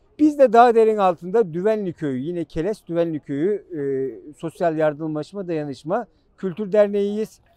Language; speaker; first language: Turkish; native; Turkish